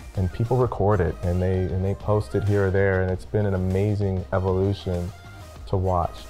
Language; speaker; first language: English; native; English